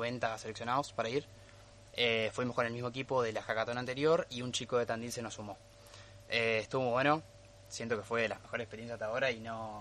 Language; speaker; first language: Spanish; native; Spanish